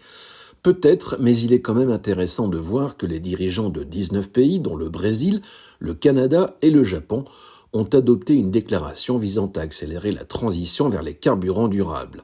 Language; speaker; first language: French; native; French